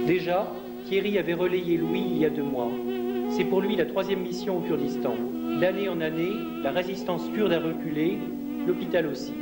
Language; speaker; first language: French; native; French